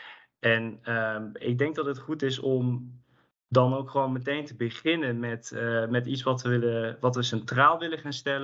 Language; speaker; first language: Dutch; native; Dutch